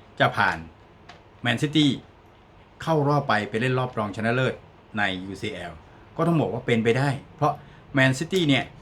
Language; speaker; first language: Thai; native; Thai